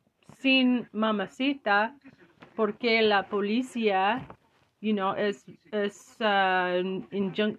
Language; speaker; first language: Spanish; non-native, learner; English